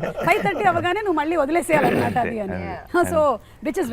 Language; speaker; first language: Telugu; native; Telugu